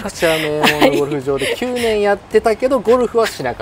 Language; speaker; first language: Japanese; native; Japanese